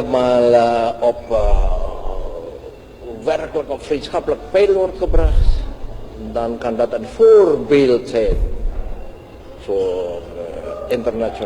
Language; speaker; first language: Dutch; non-native, local second language; Indonesian